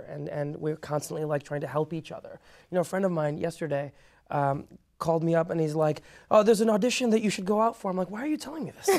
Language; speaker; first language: English; early bilingual, other home language; Persian